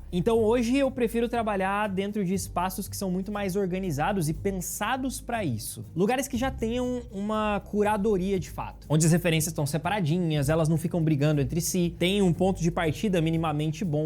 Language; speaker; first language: Portuguese; native; Portuguese